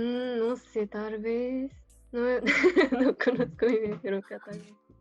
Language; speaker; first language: Spanish; non-native, fluent; Japanese